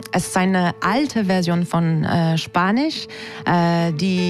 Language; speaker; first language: German; non-native, learner; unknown